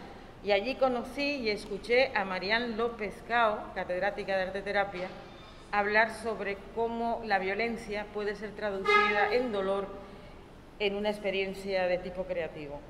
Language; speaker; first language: Spanish; native; Spanish